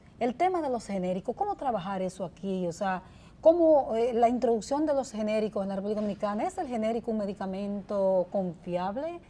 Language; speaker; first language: Spanish; native; Spanish